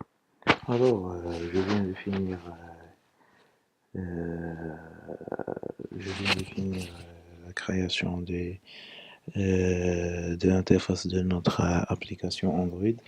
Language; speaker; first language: French; non-native, local second language; Arabic